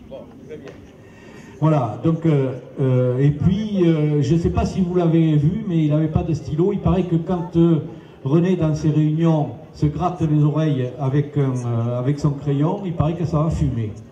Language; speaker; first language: French; native; French